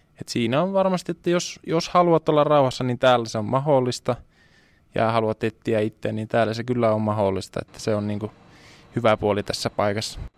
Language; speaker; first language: Finnish; native; Finnish